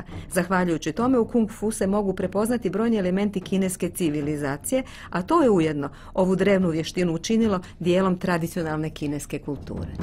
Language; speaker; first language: Bosnian; native; Bosnian